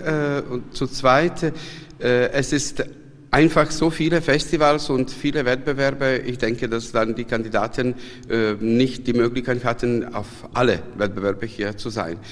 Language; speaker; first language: German; non-native, fluent; Serbian